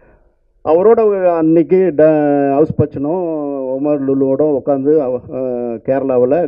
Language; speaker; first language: Tamil; native; Tamil